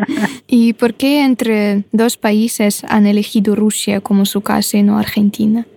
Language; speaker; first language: Spanish; non-native, fluent; Russian